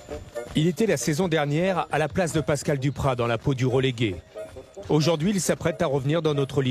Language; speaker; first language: French; native; French